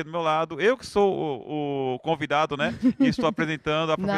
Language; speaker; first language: Portuguese; native; Portuguese